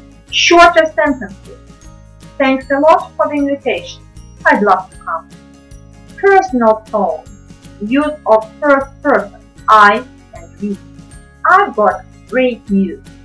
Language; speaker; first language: English; non-native, fluent; Ukrainian